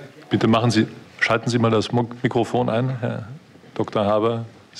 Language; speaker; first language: German; native; German